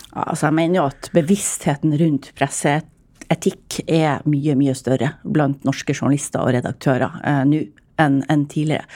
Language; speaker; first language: Norwegian; native; Norwegian